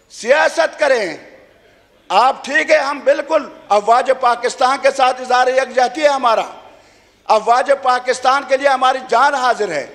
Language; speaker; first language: Urdu; non-native, local second language; Khowar